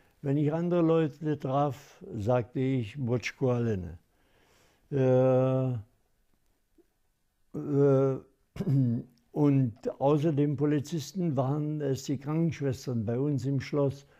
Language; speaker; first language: German; non-native, local second language; Upper Sorbian